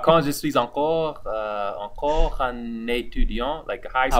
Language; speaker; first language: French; non-native, learner; English